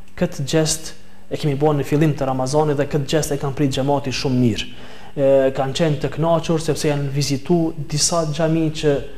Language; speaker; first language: Albanian; native; Albanian